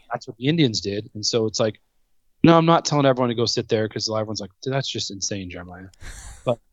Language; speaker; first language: English; native; English